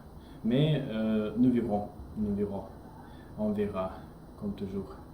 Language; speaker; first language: French; non-native, learner; English